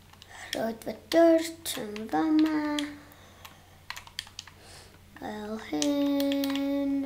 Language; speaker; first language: Welsh; non-native, local second language; English